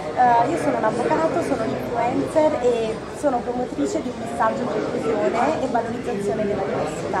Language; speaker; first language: Italian; native; Italian